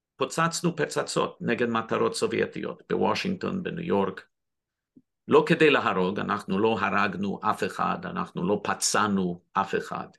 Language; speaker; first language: Hebrew; non-native, fluent; English